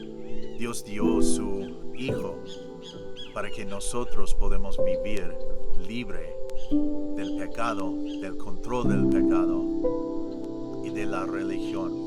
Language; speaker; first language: Spanish; non-native, fluent; English